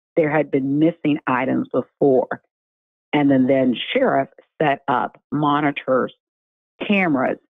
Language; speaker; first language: English; native; English